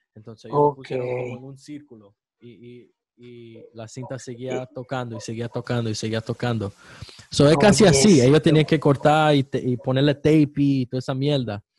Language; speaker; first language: Spanish; early bilingual, heritage; Spanish